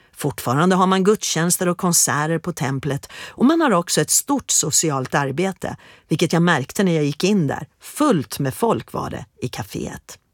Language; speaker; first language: Swedish; native; Swedish